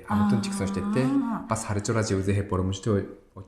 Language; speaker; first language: Mongolian; non-native, fluent; Japanese